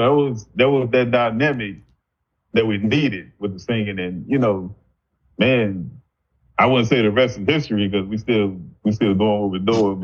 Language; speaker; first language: English; native; English